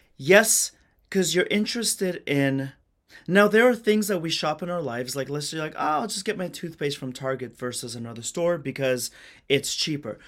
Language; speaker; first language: English; early bilingual, other home language; Persian